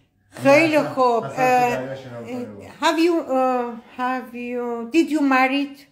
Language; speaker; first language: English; non-native, learner; Persian